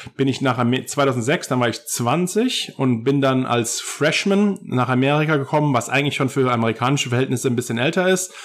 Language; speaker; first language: German; native; German